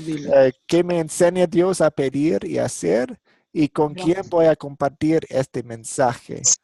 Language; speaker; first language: Spanish; non-native, fluent; English